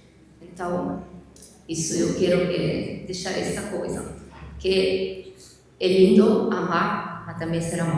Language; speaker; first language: Portuguese; non-native, fluent; Italian